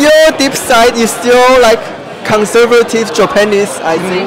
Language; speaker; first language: English; non-native, fluent; Chinese